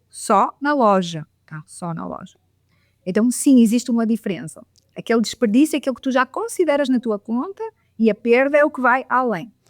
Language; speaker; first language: Portuguese; native; Portuguese